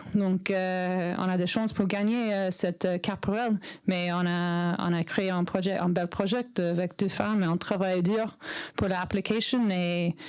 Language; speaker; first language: French; non-native, learner; English